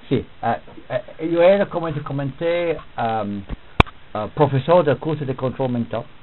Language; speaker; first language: Spanish; non-native, fluent; English